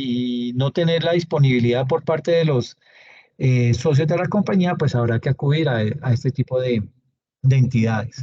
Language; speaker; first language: Spanish; native; Spanish